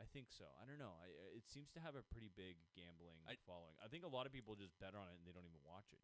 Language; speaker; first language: English; native; English